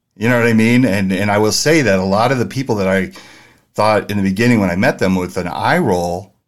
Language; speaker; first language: English; native; English